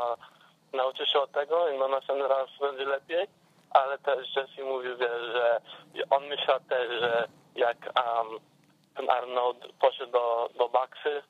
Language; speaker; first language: Polish; early bilingual, heritage; English